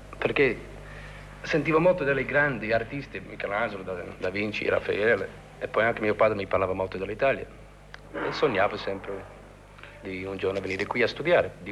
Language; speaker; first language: Italian; early bilingual, heritage; English